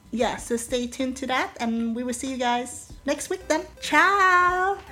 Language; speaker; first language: English; early bilingual, other home language; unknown